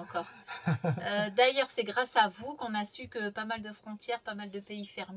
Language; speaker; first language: French; native; French